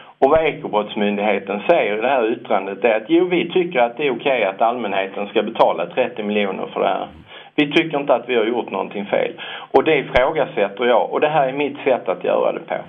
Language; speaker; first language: Swedish; native; Swedish